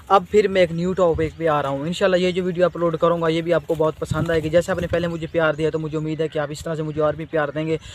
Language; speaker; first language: Urdu; non-native, local second language; Saraiki